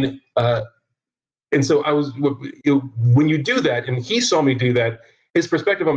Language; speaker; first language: English; native; English